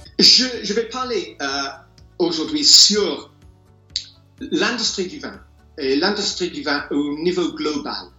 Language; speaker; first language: French; non-native, fluent; English